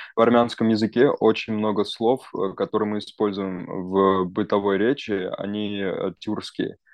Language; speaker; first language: Russian; early bilingual, other home language; Armenian